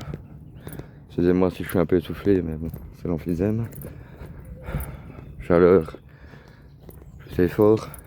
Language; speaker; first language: French; native; French